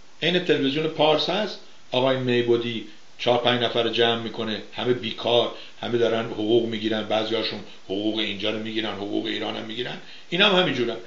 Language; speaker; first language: Persian; native; Persian